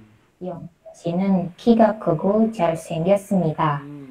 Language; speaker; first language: Korean; non-native, learner; Indonesian